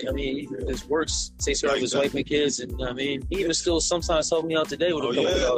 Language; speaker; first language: English; native; English